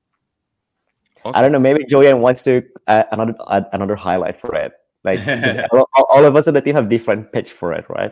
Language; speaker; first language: English; non-native, local second language; Filipino